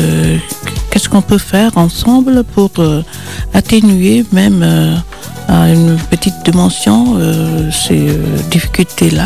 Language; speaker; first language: French; non-native, local second language; Malagasy